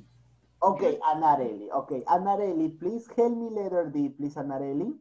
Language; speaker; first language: English; non-native, fluent; Spanish